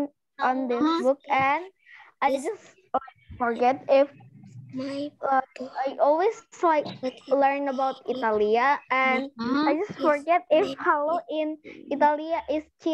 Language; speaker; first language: English; non-native, learner; Indonesian